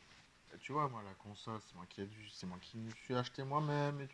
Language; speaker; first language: French; native; French